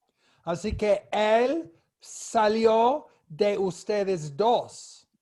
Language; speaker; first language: Spanish; non-native, fluent; English